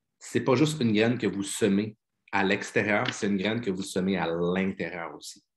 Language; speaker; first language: French; native; French